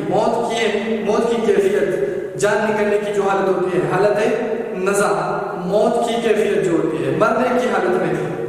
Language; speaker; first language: Urdu; non-native, local second language; Pashto